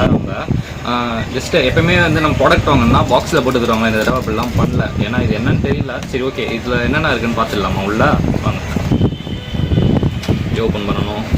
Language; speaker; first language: Tamil; native; Tamil